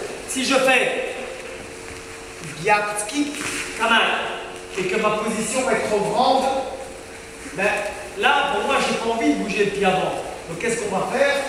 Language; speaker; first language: French; native; French